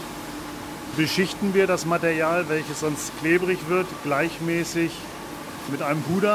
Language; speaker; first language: German; native; German